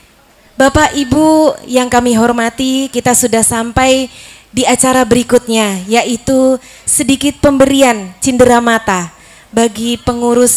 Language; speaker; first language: Indonesian; native; Indonesian